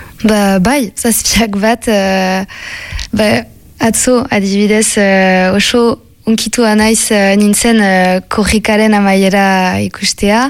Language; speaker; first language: Basque; non-native, local second language; French